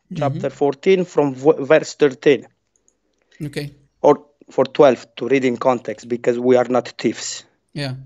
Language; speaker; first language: English; non-native, fluent; Romanian